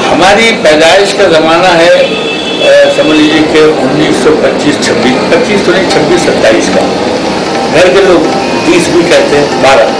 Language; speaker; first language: Urdu; native; Urdu